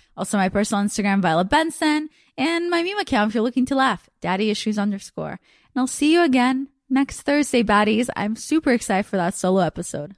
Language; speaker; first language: English; early bilingual, other home language; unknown